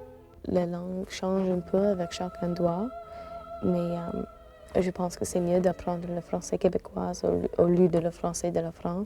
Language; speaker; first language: French; non-native, fluent; English